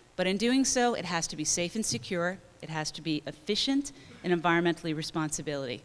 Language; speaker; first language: English; native; English